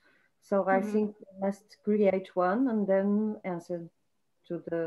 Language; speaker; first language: English; non-native, fluent; Portuguese